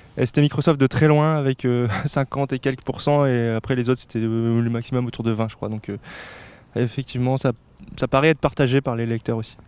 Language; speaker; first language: French; native; French